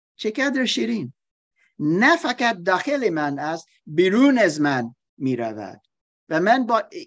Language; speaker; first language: Persian; non-native, learner; German